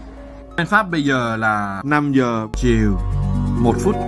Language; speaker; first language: Vietnamese; non-native, fluent; French